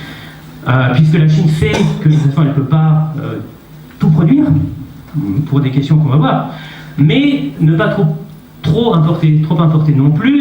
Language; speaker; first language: French; native; French